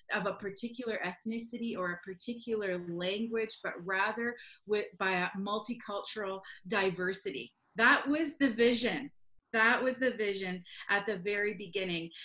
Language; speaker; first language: English; native; English